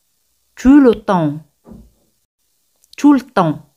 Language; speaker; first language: French; non-native, fluent; Spanish